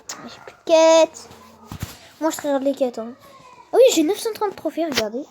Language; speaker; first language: French; native; French